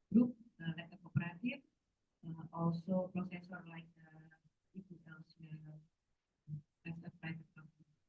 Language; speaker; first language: English; non-native, learner; Indonesian